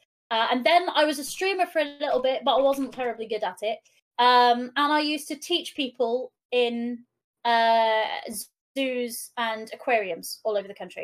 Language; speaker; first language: English; non-native, local second language; Welsh